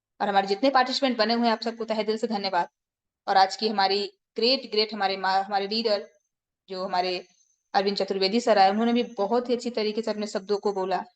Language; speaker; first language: Hindi; native; Hindi